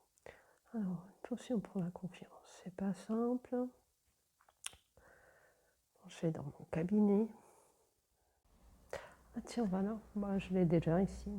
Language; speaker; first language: French; non-native, fluent; Portuguese